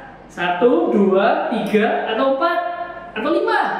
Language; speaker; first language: Indonesian; native; Indonesian